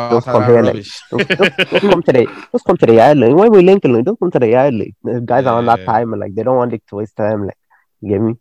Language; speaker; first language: English; native; English